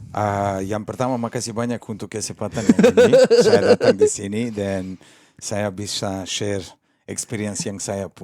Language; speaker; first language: Indonesian; non-native, fluent; Serbian